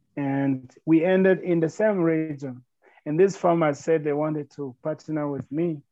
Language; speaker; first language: English; non-native, local second language; Kinyarwanda